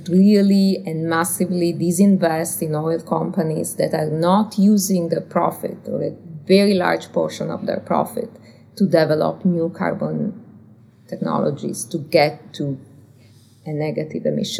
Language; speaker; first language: English; non-native, fluent; Italian